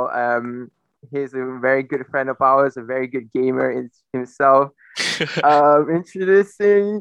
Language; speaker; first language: English; non-native, local second language; Malay